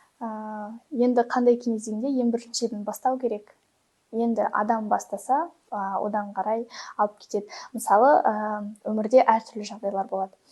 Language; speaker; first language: Kazakh; non-native, local second language; Russian